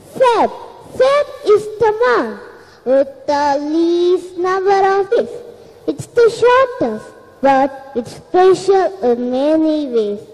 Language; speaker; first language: English; non-native, local second language; Tamil